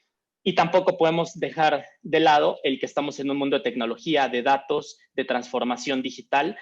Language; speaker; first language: Spanish; native; Spanish